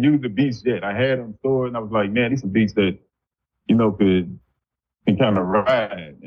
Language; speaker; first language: English; native; English